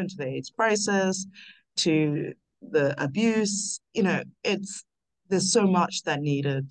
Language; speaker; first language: English; non-native, local second language; North Ndebele